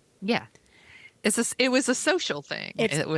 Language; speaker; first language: English; native; English